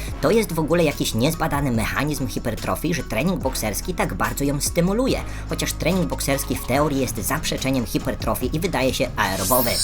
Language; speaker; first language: Polish; native; Polish